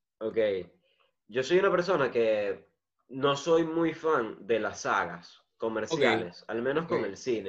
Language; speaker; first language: Spanish; native; Spanish